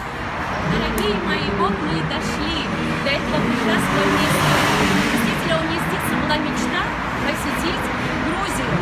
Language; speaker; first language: Russian; non-native, local second language; Kumyk